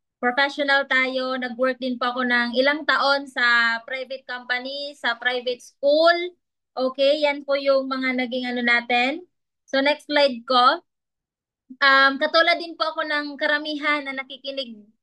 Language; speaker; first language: Filipino; non-native, local second language; Bikol